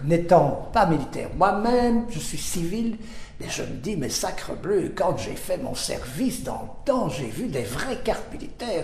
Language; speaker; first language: French; native; French